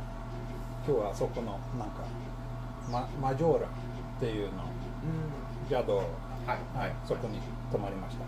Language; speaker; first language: Japanese; non-native, fluent; Swedish